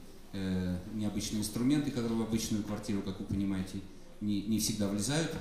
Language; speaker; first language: Russian; native; Russian